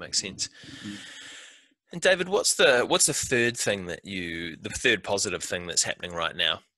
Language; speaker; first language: English; native; English